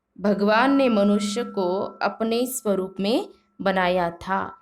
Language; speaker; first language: Hindi; non-native, local second language; Marathi